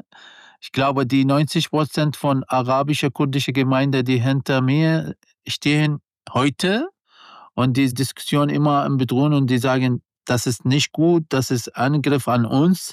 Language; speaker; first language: German; non-native, learner; Arabic